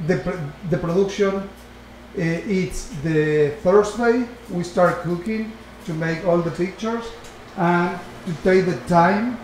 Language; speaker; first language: English; non-native, learner; Spanish